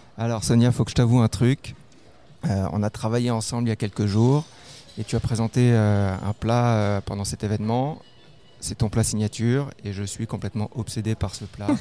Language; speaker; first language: French; native; French